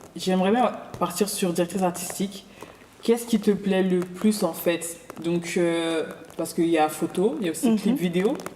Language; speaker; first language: French; native; French